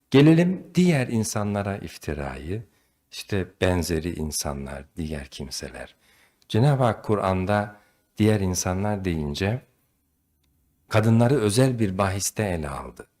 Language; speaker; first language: Turkish; native; Turkish